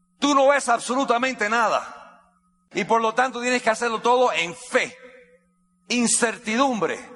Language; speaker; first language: Spanish; non-native, fluent; English